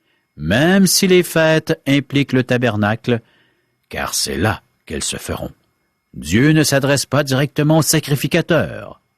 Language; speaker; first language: French; native; French